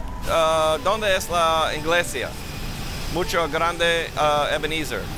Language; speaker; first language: Spanish; non-native, learner; English